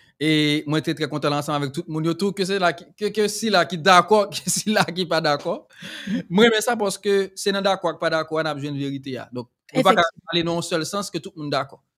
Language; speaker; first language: French; non-native, local second language; Haitian Creole